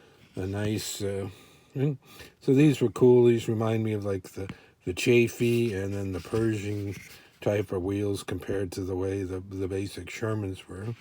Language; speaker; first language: English; native; English